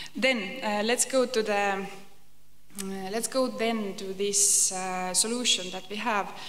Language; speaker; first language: English; non-native, fluent; Estonian